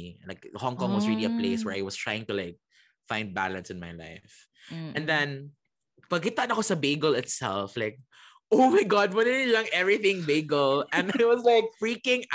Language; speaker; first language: English; non-native, local second language; Cebuano